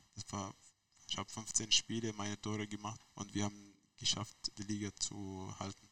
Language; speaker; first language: German; non-native, learner; Arabic